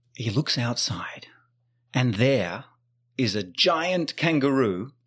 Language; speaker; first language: English; native; English